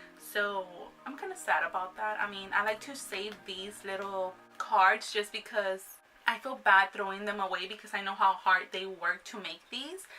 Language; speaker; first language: English; native; English